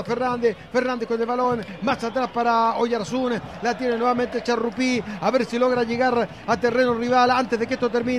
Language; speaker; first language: Spanish; native; Spanish